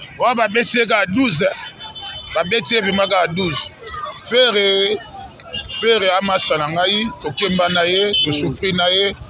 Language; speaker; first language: Lingala; native; Lingala